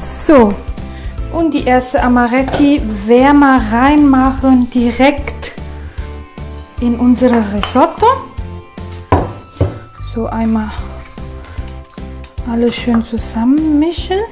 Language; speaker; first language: German; non-native, fluent; Italian